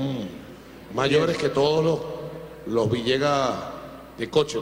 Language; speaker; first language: Spanish; native; Spanish